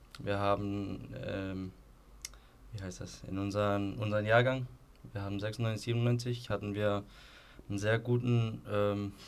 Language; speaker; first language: German; non-native, fluent; Icelandic